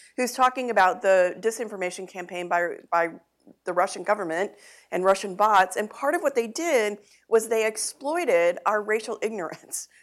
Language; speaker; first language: English; native; English